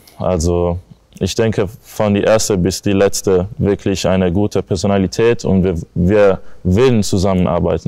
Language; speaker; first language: German; non-native, learner; English